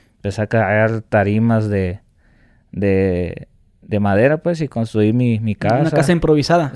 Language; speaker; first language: Spanish; native; Spanish